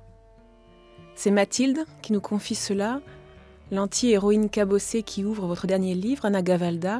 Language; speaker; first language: French; native; French